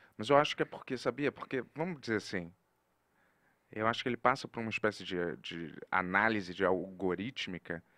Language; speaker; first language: Portuguese; native; Portuguese